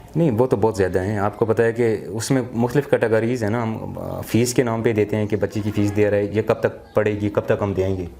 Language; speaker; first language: Urdu; non-native, local second language; Pahari-Potwari